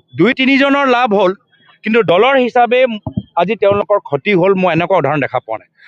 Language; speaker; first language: Assamese; native; Assamese